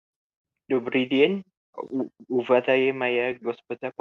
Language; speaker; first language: Russian; non-native, learner; Indonesian